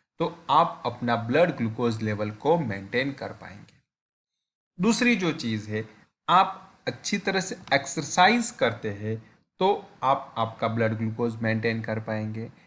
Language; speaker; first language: Hindi; non-native, local second language; Gujarati